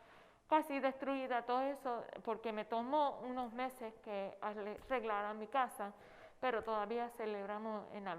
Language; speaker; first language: Spanish; non-native, fluent; English